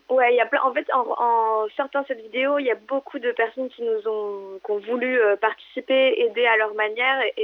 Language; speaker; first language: French; native; French